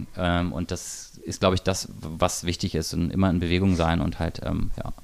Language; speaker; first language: German; native; German